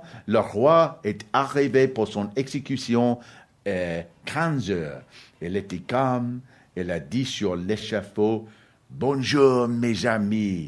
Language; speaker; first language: French; non-native, learner; English